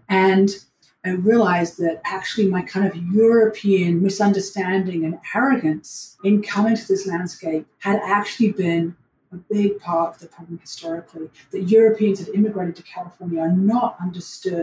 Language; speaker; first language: English; native; English